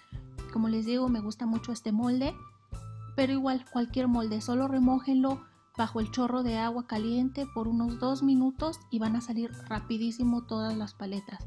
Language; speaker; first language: Spanish; native; Spanish